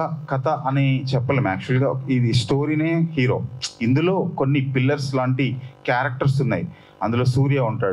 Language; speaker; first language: Telugu; native; Telugu